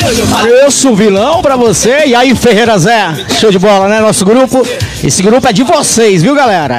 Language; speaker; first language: Portuguese; native; Portuguese